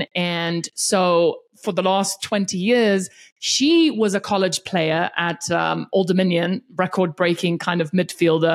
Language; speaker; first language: English; non-native, local second language; Afrikaans